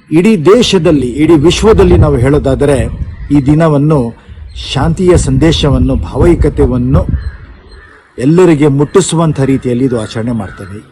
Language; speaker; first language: Kannada; non-native, local second language; Urdu